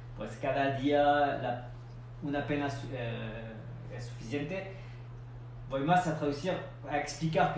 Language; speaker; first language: Spanish; non-native, fluent; French